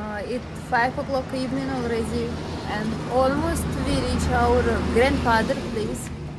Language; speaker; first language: English; non-native, learner; Russian